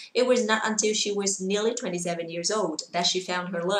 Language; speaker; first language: English; non-native, fluent; Vietnamese